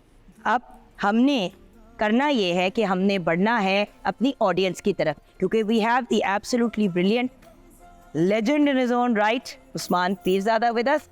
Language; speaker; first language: Urdu; native; Urdu